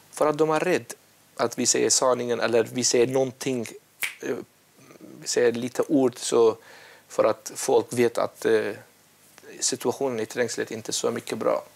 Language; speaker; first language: Swedish; non-native, learner; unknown